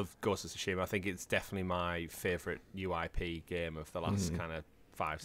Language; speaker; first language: English; native; English